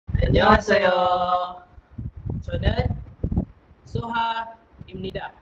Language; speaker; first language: Korean; non-native, learner; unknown